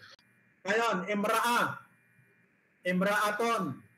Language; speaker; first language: Arabic; non-native, fluent; Filipino